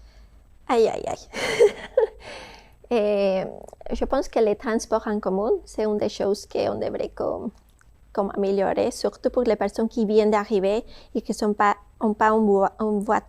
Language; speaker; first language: French; non-native, fluent; Spanish